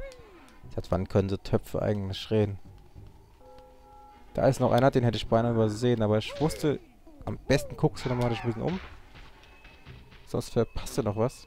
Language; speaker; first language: German; native; German